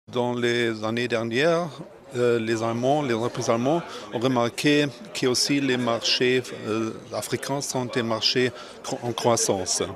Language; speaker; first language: French; non-native, fluent; German